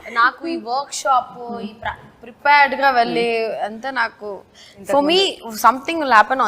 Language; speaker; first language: Telugu; non-native, fluent; Tamil